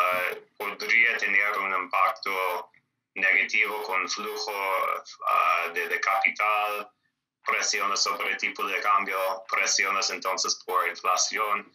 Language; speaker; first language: Spanish; non-native, fluent; English